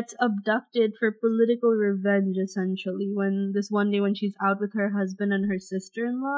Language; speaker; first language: English; non-native, local second language; Bangla